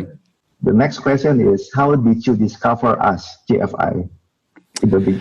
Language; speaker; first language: English; non-native, learner; Indonesian